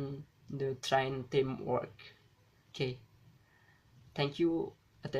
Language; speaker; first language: English; non-native, learner; Indonesian